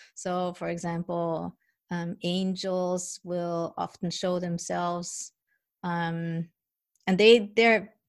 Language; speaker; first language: English; early bilingual, other home language; German